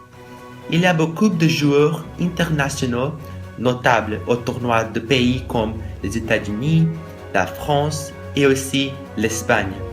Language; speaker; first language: French; non-native, learner; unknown